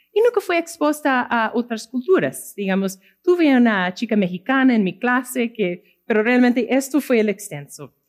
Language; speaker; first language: Spanish; non-native, fluent; English